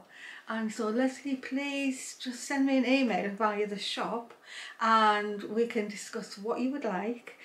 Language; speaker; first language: English; native; English